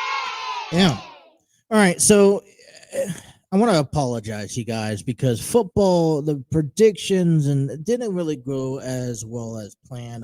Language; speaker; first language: English; native; English